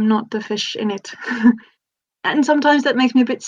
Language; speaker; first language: English; non-native, fluent; Finnish